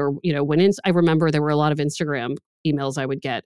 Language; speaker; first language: English; native; English